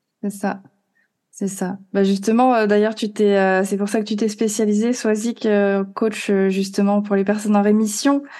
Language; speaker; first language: French; native; French